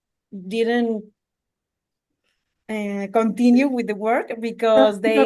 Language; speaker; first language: English; non-native, learner; Spanish